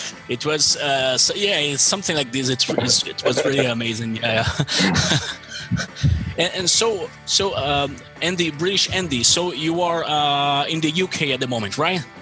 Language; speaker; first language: English; non-native, fluent; Portuguese